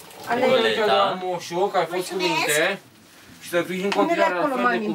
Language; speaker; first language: Romanian; native; Romanian